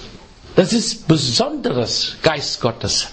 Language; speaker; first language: German; non-native, fluent; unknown